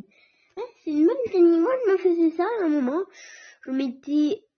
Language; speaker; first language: French; native; French